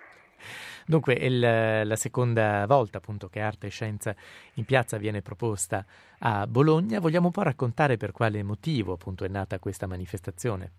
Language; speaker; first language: Italian; native; Italian